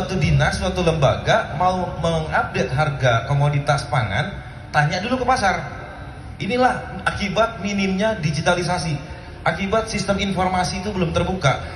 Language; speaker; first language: Indonesian; native; Indonesian